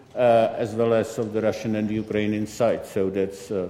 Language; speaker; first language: English; non-native, fluent; Czech